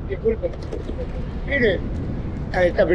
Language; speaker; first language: Spanish; native; Spanish